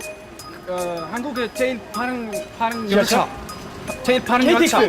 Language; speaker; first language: Korean; non-native, learner; Chinese